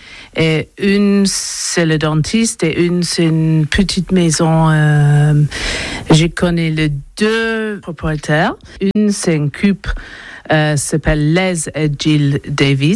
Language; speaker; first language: French; non-native, learner; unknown